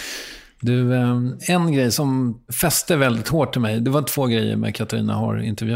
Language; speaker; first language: Swedish; native; Swedish